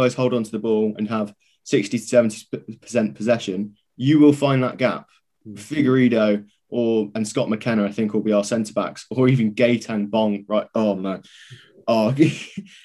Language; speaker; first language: English; native; English